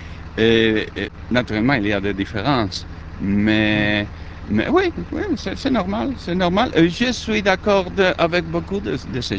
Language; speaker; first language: French; non-native, learner; Spanish